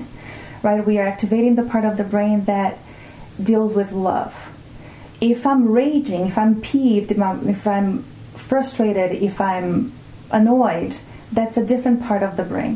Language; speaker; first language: English; non-native, fluent; Portuguese